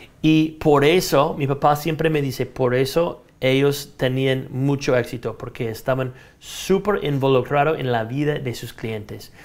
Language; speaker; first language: Spanish; non-native, fluent; English